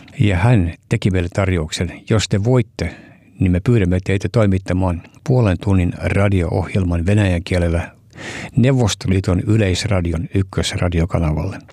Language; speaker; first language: Finnish; early bilingual, heritage; Finnish